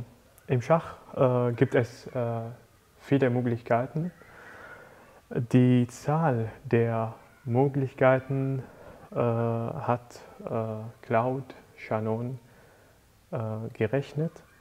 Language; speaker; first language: German; non-native, learner; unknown